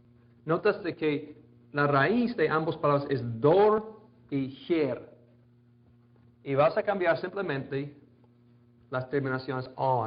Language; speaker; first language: Spanish; non-native, fluent; English